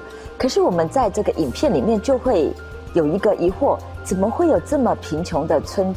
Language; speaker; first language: Chinese; native; Chinese